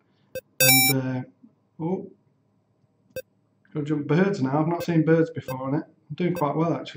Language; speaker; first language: English; native; English